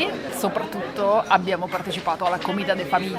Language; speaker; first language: Italian; native; Italian